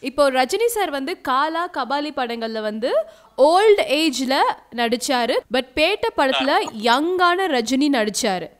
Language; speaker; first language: Tamil; native; Tamil